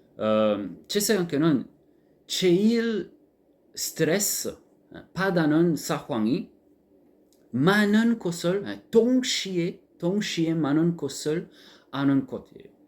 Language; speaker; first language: Korean; non-native, learner; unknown